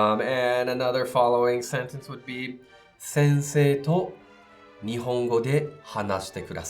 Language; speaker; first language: Japanese; non-native, fluent; English